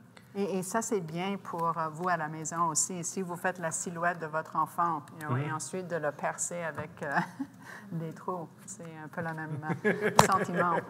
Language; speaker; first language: French; non-native, local second language; English